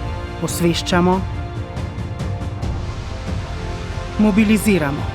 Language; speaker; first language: Slovenian; native; Slovenian